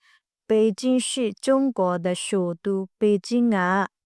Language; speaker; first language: Chinese; non-native, fluent; Burmese